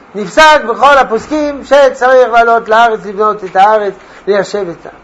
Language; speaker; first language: Hebrew; non-native, fluent; French